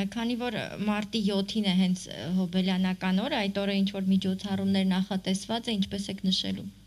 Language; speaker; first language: Armenian; native; Armenian